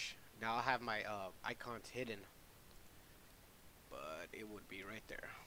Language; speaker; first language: English; native; English